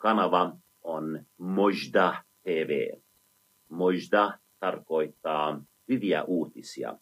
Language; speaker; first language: Finnish; non-native, fluent; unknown